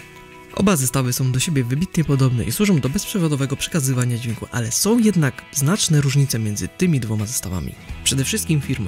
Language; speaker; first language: Polish; native; Polish